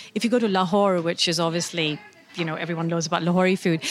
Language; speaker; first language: English; non-native, local second language; Urdu